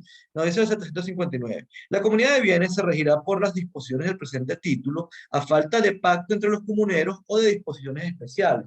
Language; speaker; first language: Spanish; native; Spanish